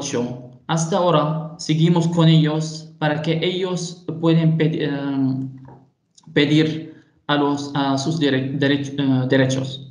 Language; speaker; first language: Spanish; non-native, fluent; Arabic